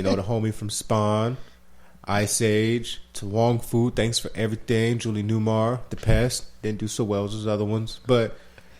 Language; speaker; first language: English; native; English